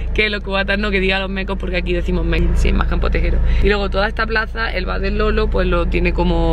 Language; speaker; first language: Spanish; native; Spanish